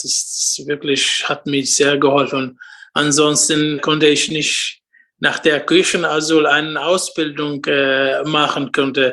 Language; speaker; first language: German; non-native, learner; Arabic